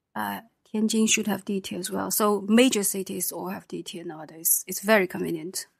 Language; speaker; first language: English; non-native, fluent; Chinese